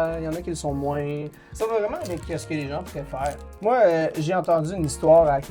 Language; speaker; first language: French; native; French